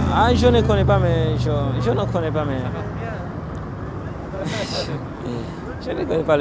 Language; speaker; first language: French; non-native, learner; Swahili